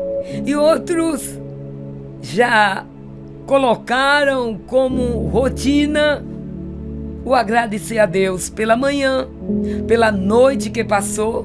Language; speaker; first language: Portuguese; native; Portuguese